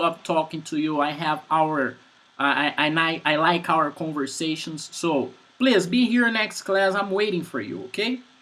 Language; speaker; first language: English; non-native, fluent; Portuguese